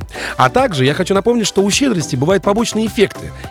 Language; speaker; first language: Russian; native; Russian